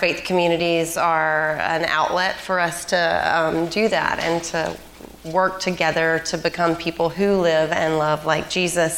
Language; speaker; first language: English; native; English